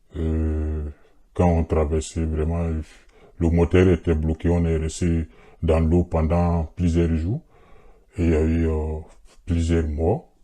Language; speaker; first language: French; non-native, local second language; Bambara